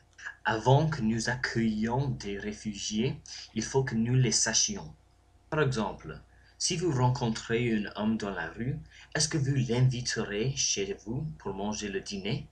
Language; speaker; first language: French; non-native, learner; English